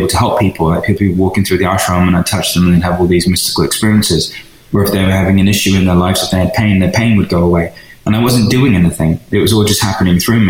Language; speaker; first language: English; native; English